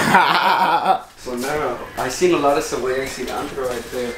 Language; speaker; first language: English; early bilingual, other home language; Spanish